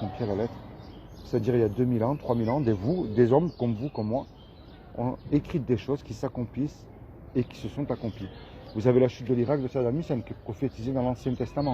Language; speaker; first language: French; native; French